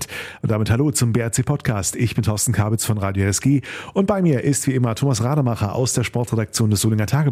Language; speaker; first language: German; native; German